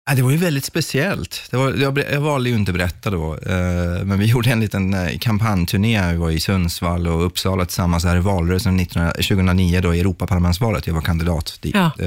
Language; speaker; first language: Swedish; early bilingual, other home language; Persian